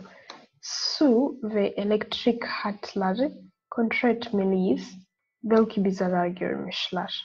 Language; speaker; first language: Turkish; non-native, fluent; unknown